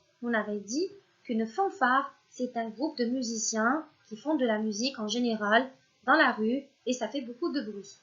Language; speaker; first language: French; non-native, local second language; Arabic